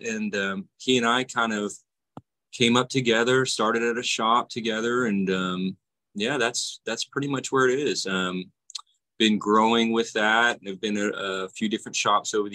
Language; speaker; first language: English; native; English